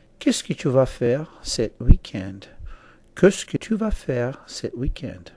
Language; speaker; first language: French; non-native, fluent; English